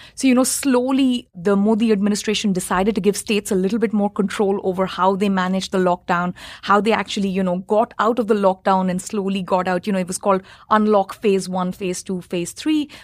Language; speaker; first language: English; non-native, local second language; Hindi